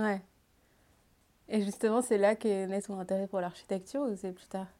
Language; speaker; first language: French; native; French